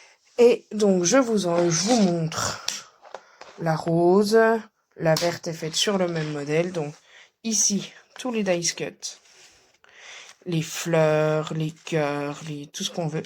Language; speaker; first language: French; native; French